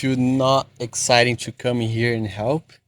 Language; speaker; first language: English; non-native, fluent; Portuguese